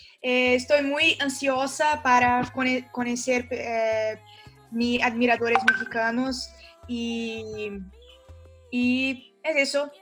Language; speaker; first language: Spanish; non-native, learner; Portuguese